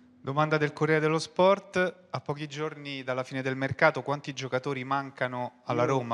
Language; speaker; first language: Italian; native; Italian